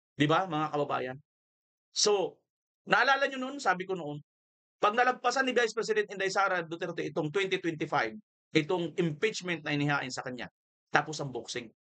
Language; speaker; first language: Filipino; non-native, local second language; Waray